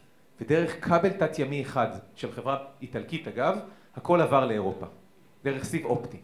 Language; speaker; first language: Hebrew; native; Hebrew